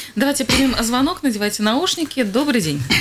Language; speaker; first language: Russian; native; Russian